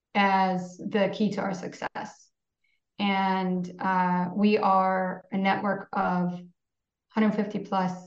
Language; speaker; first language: English; non-native, fluent; Polish